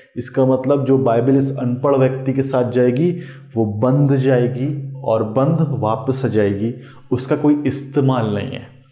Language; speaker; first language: Hindi; native; Hindi